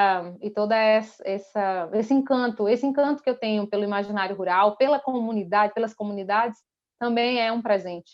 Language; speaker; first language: Portuguese; native; Portuguese